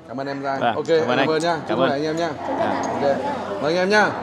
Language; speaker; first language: Vietnamese; native; Vietnamese